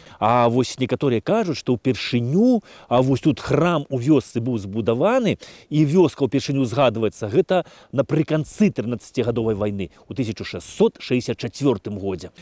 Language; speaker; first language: Belarusian; native; Belarusian